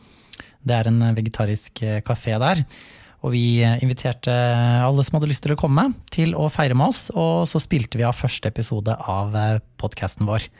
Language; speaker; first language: Norwegian; native; Norwegian